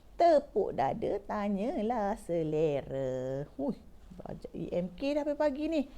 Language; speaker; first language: Malay; native; Malay